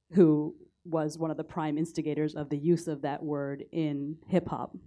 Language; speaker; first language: English; native; English